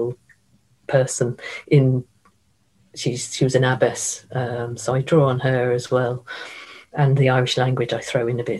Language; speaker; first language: English; native; English